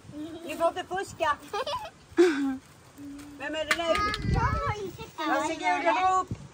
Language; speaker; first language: Swedish; native; Swedish